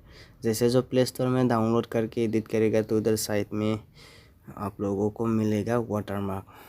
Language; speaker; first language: Hindi; non-native, local second language; Assamese